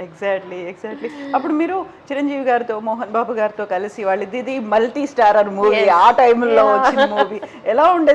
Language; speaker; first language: Telugu; native; Telugu